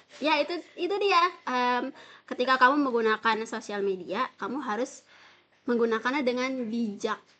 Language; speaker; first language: Indonesian; native; Indonesian